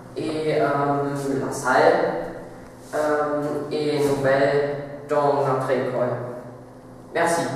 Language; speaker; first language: French; non-native, learner; German